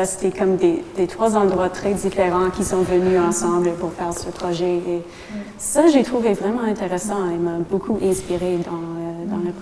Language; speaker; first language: French; non-native, local second language; English